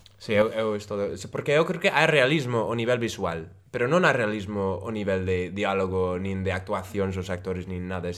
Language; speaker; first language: Galician; non-native, local second language; Spanish